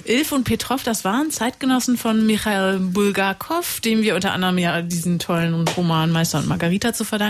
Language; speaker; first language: German; native; German